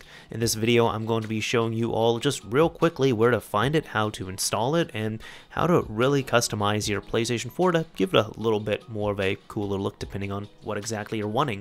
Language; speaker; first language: English; native; English